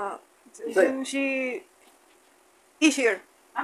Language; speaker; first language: Chinese; non-native, learner; Cebuano